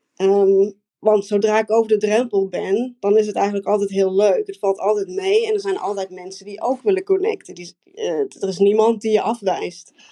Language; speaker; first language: Dutch; native; Dutch